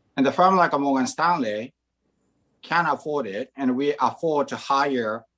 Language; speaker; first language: English; non-native, fluent; Croatian